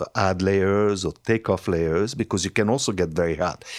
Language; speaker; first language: English; non-native, fluent; French